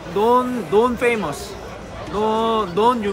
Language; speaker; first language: Japanese; non-native, learner; Korean